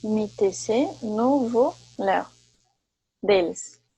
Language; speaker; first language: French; non-native, fluent; Portuguese